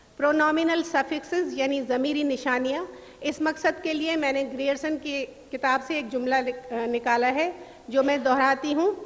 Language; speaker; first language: Urdu; non-native, local second language; Sindhi